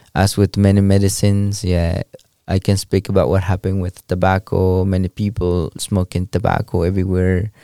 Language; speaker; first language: English; non-native, learner; Kaqchikel